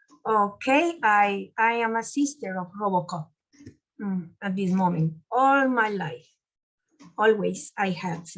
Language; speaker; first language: English; non-native, learner; Spanish